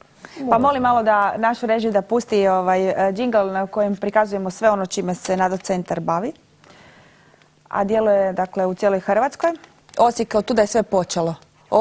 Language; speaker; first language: Croatian; native; Croatian